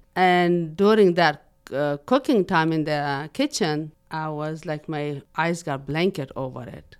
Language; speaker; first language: English; non-native, fluent; Persian